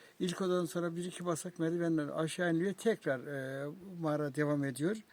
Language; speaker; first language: Turkish; native; Turkish